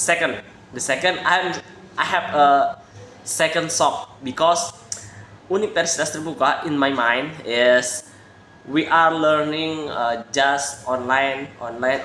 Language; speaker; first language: English; non-native, learner; Indonesian